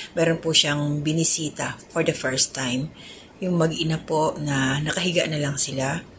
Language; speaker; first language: Filipino; native; Filipino